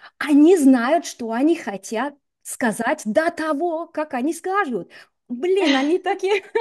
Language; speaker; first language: Russian; non-native, fluent; English